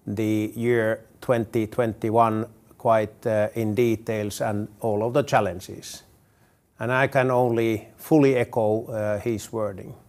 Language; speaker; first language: English; non-native, fluent; Finnish